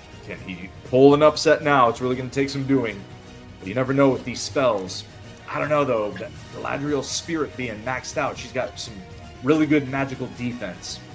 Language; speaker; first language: English; native; English